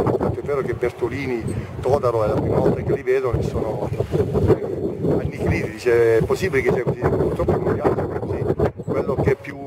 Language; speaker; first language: Italian; native; Italian